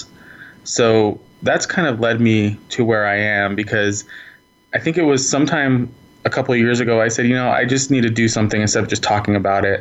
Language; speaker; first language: English; native; English